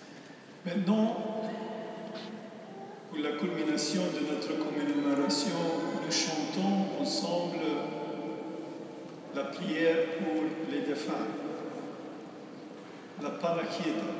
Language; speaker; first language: French; non-native, fluent; English